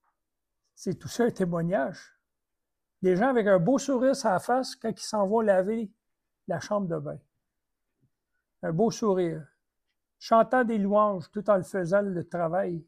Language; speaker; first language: French; native; French